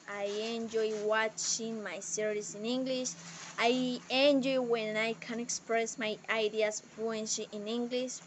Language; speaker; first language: English; non-native, learner; Spanish